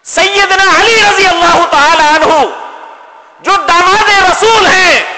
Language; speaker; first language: Urdu; non-native, local second language; Punjabi